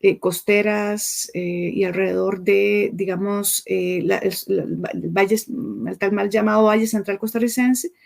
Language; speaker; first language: Spanish; native; Spanish